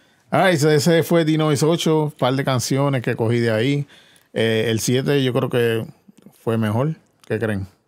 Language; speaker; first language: Spanish; early bilingual, heritage; Spanish